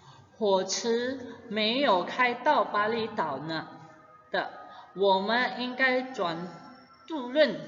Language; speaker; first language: Chinese; non-native, fluent; Indonesian